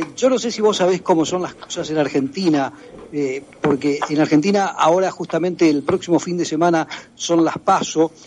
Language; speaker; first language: Spanish; native; Spanish